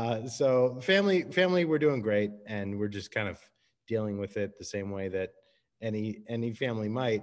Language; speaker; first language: English; native; English